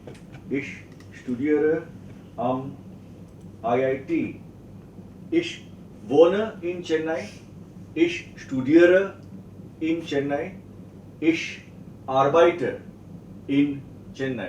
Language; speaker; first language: German; non-native, fluent; Marathi